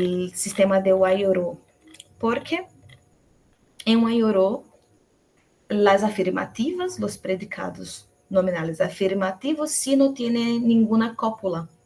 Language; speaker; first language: Spanish; non-native, fluent; Portuguese